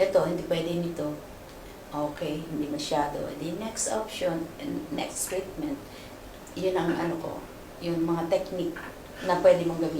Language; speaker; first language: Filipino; native; Filipino